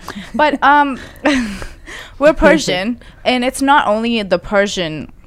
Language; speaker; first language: English; non-native, fluent; Persian